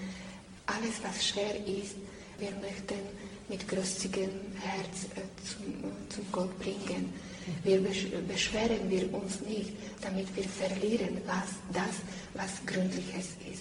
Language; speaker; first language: German; non-native, learner; Slovak